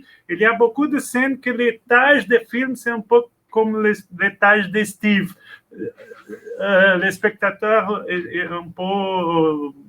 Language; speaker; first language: French; non-native, learner; Portuguese